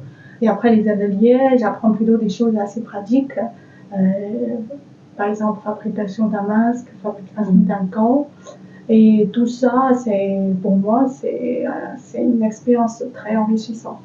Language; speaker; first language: French; non-native, fluent; Chinese